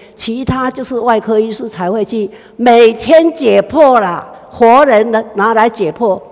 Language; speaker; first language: Chinese; native; Chinese